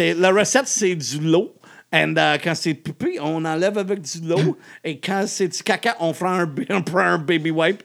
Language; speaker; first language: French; non-native, local second language; English